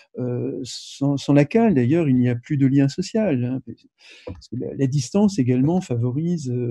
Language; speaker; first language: French; native; French